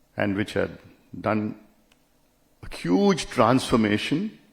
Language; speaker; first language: English; non-native, local second language; Tamil